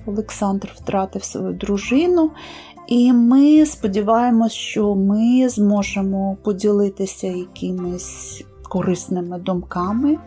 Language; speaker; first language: Ukrainian; native; Ukrainian